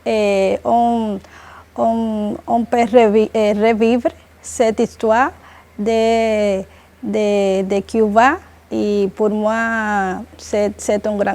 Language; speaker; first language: French; non-native, learner; Spanish